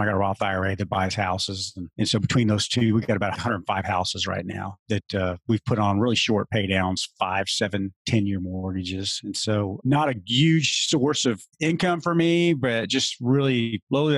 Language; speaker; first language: English; native; English